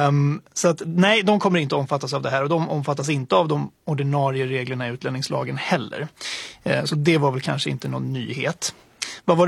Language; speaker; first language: Swedish; native; Swedish